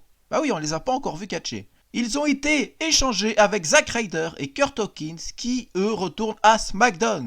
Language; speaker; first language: French; native; French